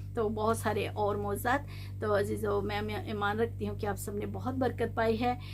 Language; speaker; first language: Urdu; native; Urdu